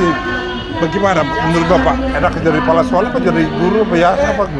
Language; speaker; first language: Indonesian; native; Indonesian